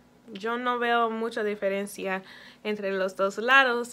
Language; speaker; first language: Spanish; early bilingual, heritage; Spanish